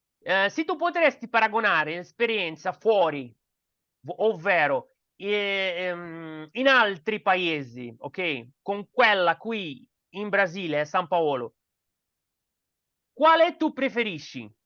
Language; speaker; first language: Italian; non-native, learner; Portuguese